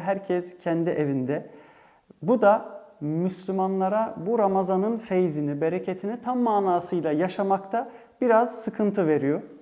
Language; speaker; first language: Turkish; early bilingual, heritage; Turkish